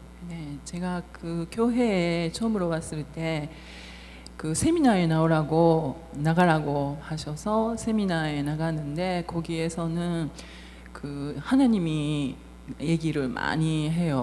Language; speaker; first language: Korean; non-native, fluent; Japanese